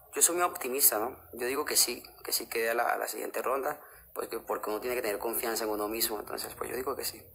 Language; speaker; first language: Spanish; native; Spanish